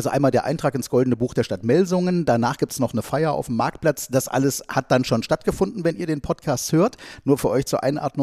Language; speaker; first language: German; native; German